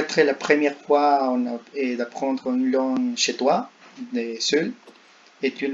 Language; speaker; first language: French; non-native, learner; Spanish